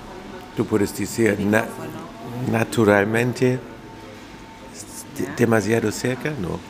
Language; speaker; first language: Spanish; non-native, fluent; German